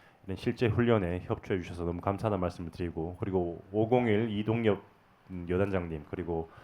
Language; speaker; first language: Korean; native; Korean